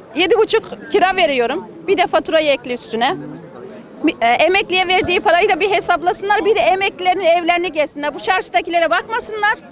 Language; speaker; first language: Turkish; native; Turkish